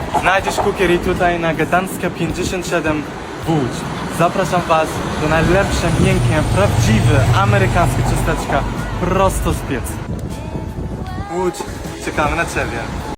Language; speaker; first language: Polish; early bilingual, other home language; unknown